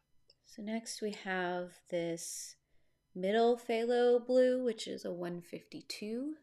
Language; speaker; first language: English; native; English